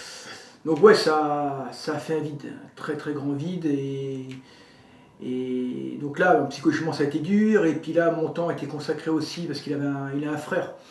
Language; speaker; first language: French; native; French